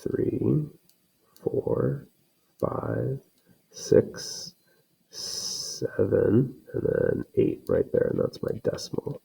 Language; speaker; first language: English; native; English